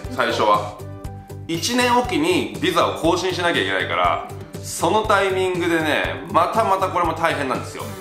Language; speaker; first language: Japanese; native; Japanese